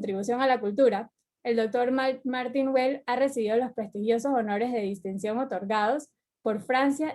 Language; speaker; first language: Spanish; native; Spanish